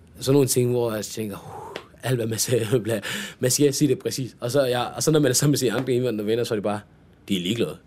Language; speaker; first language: Danish; early bilingual, other home language; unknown